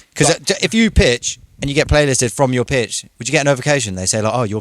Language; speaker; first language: English; native; English